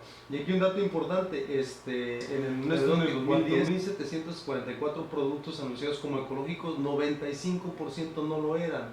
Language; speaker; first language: Spanish; native; Spanish